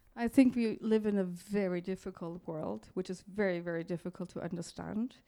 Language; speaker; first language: English; non-native, fluent; German